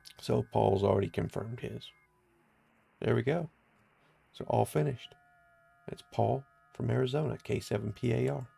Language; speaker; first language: English; native; English